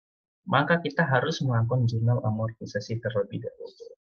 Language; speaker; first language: Indonesian; native; Indonesian